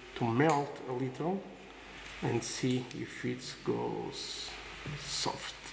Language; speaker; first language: English; non-native, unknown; Portuguese